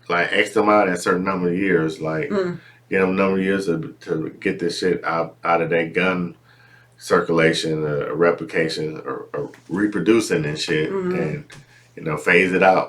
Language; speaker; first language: English; native; English